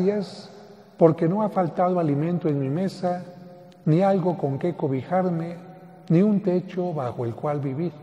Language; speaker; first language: Spanish; native; Spanish